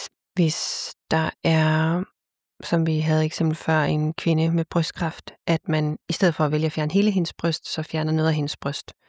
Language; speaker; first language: Danish; native; Danish